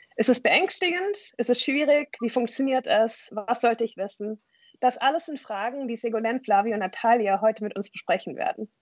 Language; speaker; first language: German; non-native, fluent; English